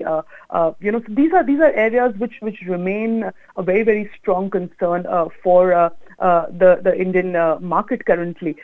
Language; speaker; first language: English; non-native, local second language; Hindi